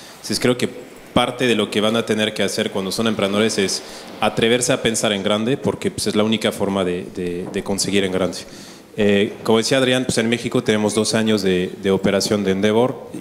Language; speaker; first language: Spanish; non-native, fluent; French